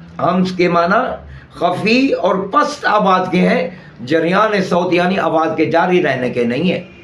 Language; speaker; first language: Urdu; native; Urdu